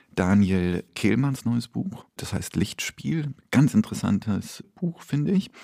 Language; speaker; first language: German; early bilingual, other home language; Polish